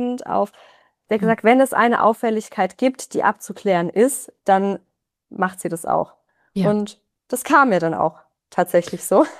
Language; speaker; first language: German; native; German